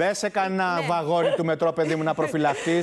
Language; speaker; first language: Greek; native; Greek